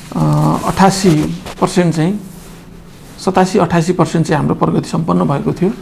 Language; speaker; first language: Nepali; native; Nepali